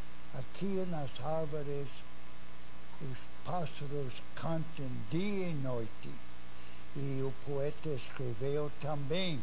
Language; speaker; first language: Portuguese; non-native, fluent; English